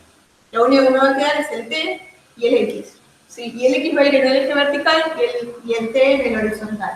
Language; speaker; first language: Spanish; native; Spanish